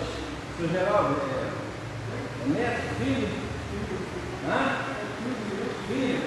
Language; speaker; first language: Portuguese; native; Portuguese